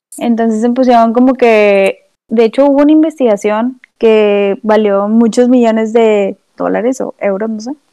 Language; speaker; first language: Spanish; native; Spanish